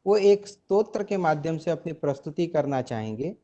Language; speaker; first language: Hindi; non-native, local second language; Gujarati